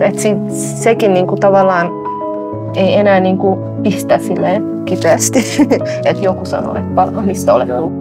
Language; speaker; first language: Finnish; non-native, fluent; Somali